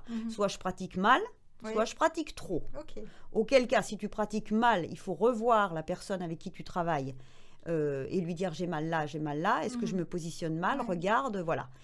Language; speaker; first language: French; native; French